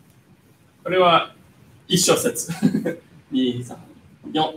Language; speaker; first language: Japanese; non-native, fluent; English